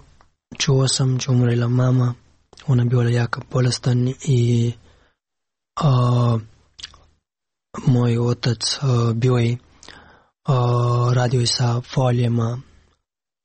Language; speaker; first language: Serbian; non-native, learner; Pashto